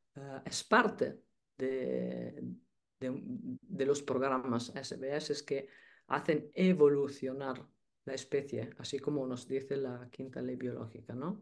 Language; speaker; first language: Spanish; non-native, fluent; Italian